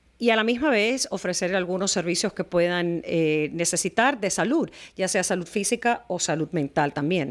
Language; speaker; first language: Spanish; native; Spanish